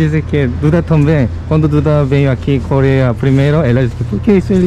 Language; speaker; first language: Portuguese; non-native, learner; Korean